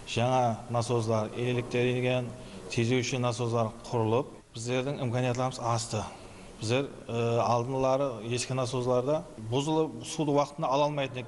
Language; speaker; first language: Uzbek; non-native, local second language; Kara-Kalpak